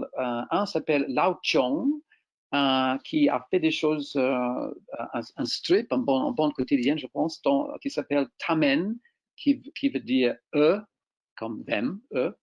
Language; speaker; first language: French; non-native, fluent; English